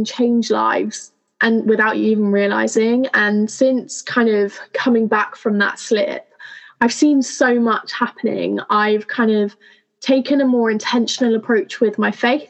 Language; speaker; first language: English; native; English